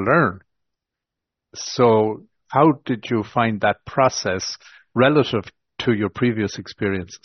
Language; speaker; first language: English; native; English